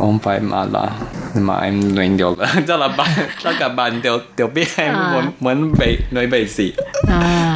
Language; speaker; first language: Vietnamese; non-native, learner; Chinese